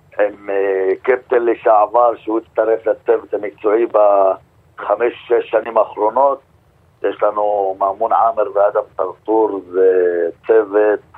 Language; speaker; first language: Hebrew; non-native, local second language; Arabic